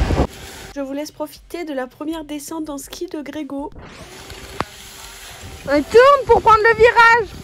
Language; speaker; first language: French; native; French